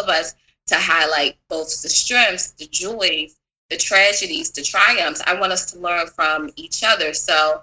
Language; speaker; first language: English; native; English